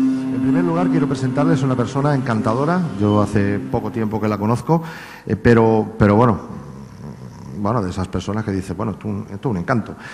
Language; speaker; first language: Spanish; native; Spanish